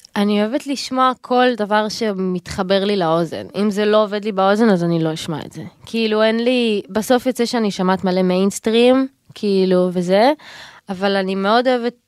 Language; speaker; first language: Hebrew; native; Hebrew